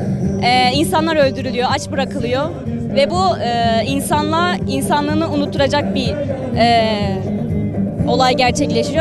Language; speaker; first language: Turkish; native; Turkish